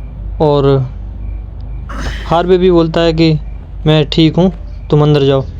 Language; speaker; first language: Hindi; native; Hindi